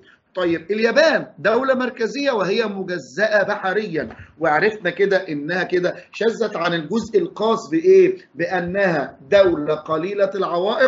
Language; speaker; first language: Arabic; native; Arabic